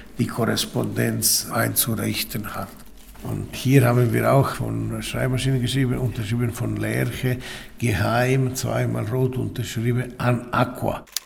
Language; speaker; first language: German; non-native, local second language; Italian